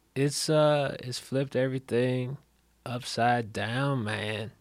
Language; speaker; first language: English; early bilingual, other home language; Akan